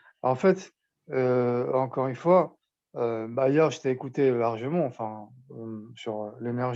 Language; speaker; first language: French; non-native, local second language; Arabic